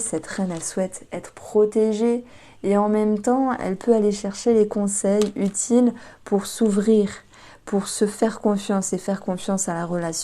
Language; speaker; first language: French; native; French